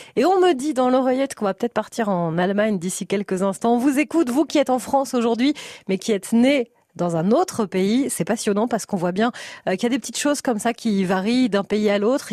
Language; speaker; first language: French; native; French